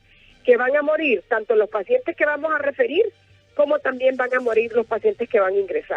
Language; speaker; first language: Spanish; native; Spanish